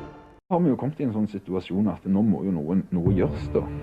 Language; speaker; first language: Norwegian; native; Norwegian